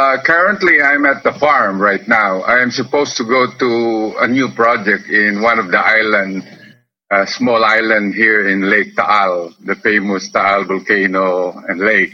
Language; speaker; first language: English; non-native, local second language; Filipino